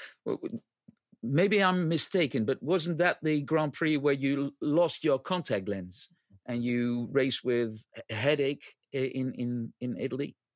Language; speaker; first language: English; non-native, fluent; Dutch